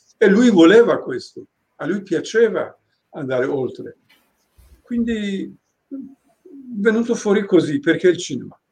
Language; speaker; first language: Italian; non-native, fluent; Persian